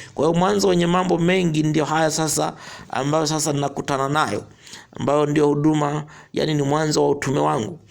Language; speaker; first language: Swahili; non-native, local second language; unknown